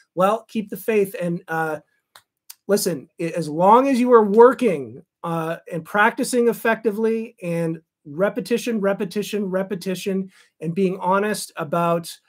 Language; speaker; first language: English; native; English